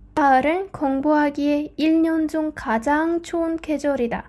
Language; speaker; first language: Korean; non-native, fluent; Kazakh